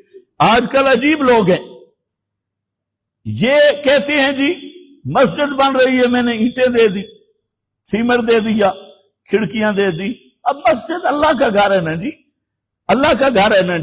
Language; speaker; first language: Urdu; non-native, local second language; Punjabi